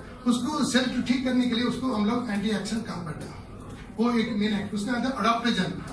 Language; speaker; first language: Hindi; native; Hindi